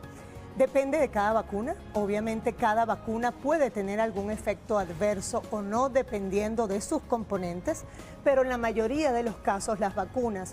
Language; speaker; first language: Spanish; native; Spanish